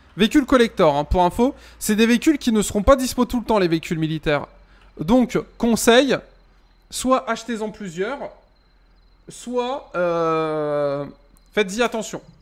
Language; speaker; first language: French; native; French